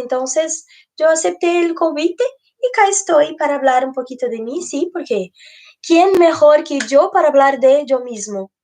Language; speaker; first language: Spanish; non-native, fluent; Portuguese